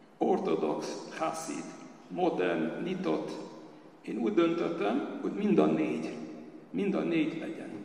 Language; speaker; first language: Hungarian; early bilingual, heritage; Hungarian